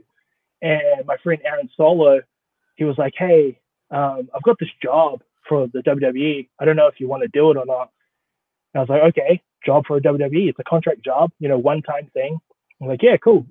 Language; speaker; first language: English; native; English